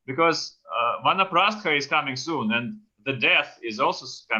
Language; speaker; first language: Russian; native; Russian